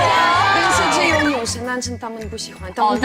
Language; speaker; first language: Chinese; non-native, fluent; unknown